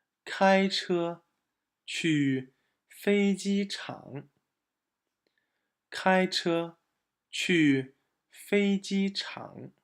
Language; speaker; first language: Chinese; non-native, fluent; English